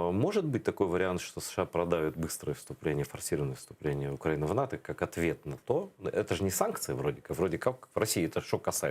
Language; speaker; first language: Russian; native; Russian